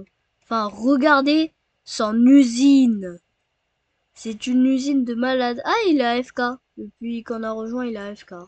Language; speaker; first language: French; native; French